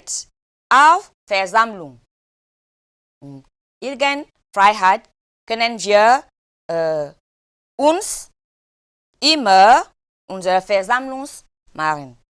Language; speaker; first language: German; non-native, learner; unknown